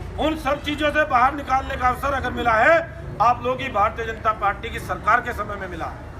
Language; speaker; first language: Hindi; native; Hindi